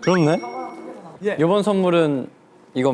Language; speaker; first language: Korean; native; Korean